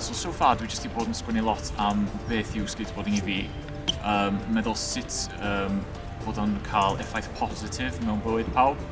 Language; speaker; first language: Welsh; native; Welsh